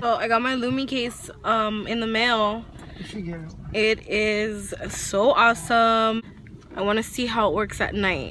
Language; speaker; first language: English; early bilingual, other home language; Spanish